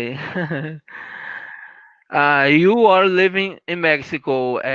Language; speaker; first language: English; non-native, learner; Portuguese